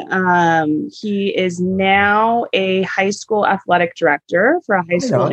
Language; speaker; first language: English; native; English